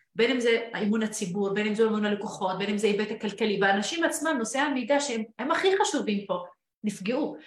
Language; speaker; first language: Hebrew; non-native, local second language; Arabic